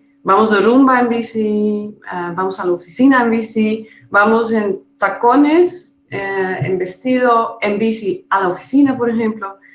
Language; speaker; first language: Spanish; non-native, fluent; Dutch